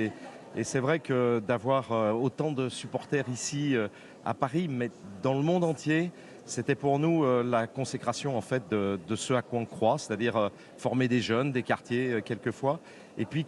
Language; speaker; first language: French; native; French